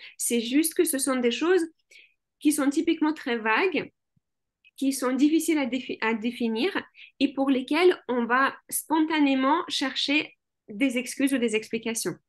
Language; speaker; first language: French; early bilingual, other home language; Russian